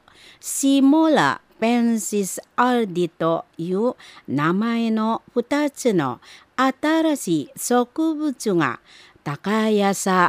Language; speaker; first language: Japanese; non-native, fluent; Indonesian